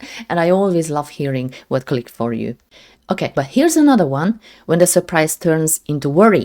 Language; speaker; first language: English; non-native, fluent; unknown